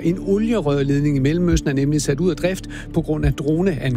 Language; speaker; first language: Danish; native; Danish